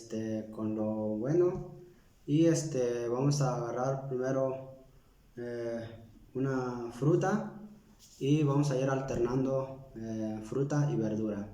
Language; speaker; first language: Spanish; non-native, local second language; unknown